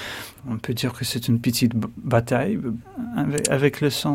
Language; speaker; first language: French; non-native, fluent; Russian